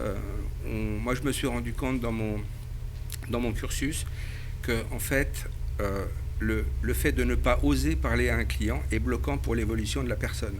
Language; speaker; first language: French; native; French